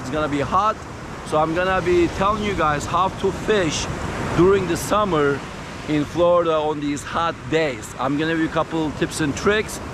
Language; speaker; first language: English; native; English